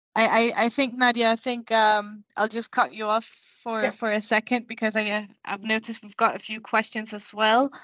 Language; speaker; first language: English; non-native, fluent; Danish